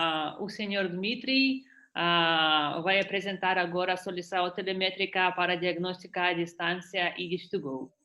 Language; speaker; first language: Portuguese; non-native, fluent; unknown